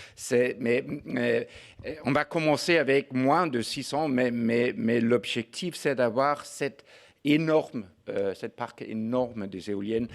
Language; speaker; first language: French; non-native, fluent; Danish